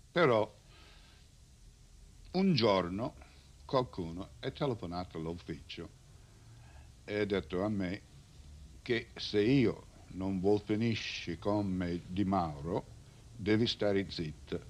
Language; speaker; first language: Italian; non-native, learner; English